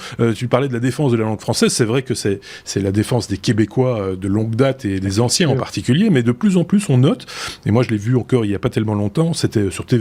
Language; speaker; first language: French; native; French